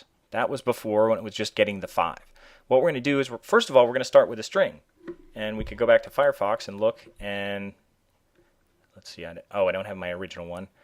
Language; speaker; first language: English; native; English